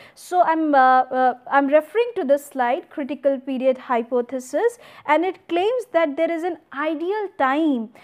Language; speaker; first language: English; non-native, local second language; Hindi